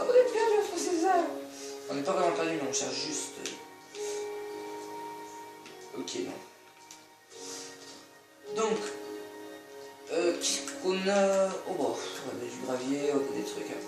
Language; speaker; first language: French; native; French